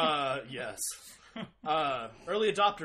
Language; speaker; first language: English; native; English